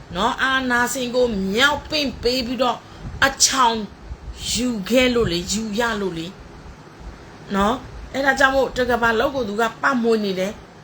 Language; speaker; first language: Burmese; non-native, local second language; Karen languages